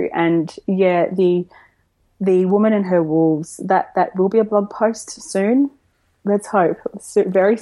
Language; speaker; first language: English; native; English